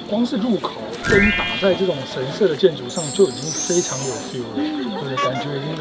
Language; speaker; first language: Chinese; native; Chinese